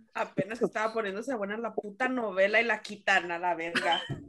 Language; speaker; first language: Spanish; early bilingual, heritage; Spanish